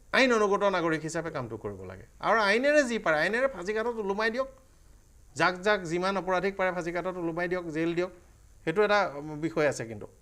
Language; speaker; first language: Assamese; native; Assamese